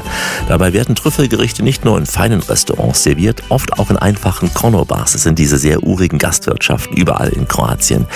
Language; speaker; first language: German; native; German